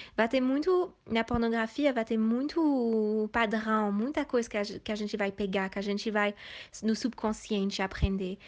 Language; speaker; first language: Portuguese; early bilingual, heritage; Portuguese